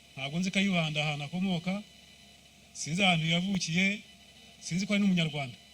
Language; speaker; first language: Kinyarwanda; early bilingual, heritage; Kinyarwanda